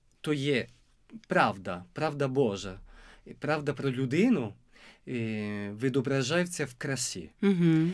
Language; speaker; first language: Ukrainian; non-native, fluent; Italian